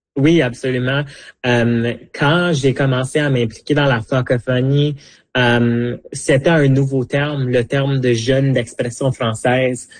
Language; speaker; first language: French; non-native, local second language; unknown